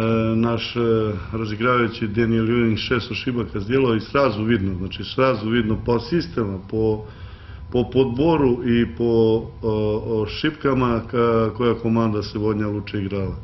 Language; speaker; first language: Russian; non-native, learner; Serbian